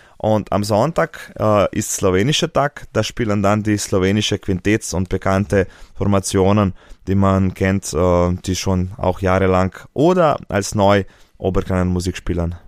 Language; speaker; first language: German; non-native, fluent; Slovenian